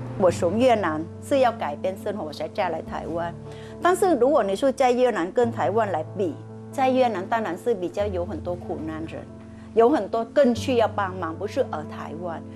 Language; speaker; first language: Chinese; non-native, fluent; Vietnamese